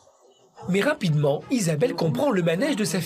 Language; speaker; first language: French; native; French